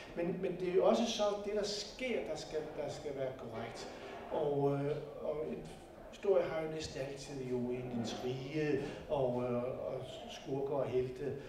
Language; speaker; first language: Danish; native; Danish